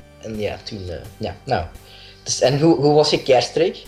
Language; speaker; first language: Dutch; native; Dutch